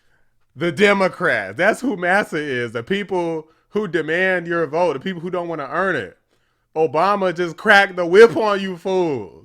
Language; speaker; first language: English; native; English